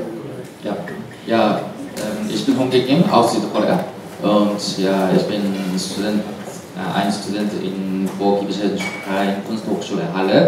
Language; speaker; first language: German; non-native, learner; Korean